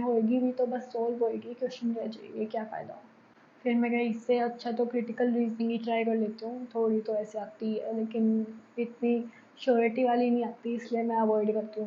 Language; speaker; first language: Hindi; native; Hindi